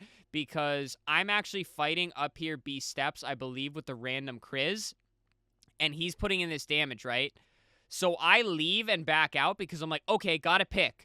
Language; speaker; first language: English; native; English